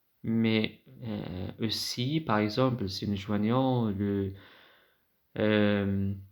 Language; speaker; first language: French; non-native, fluent; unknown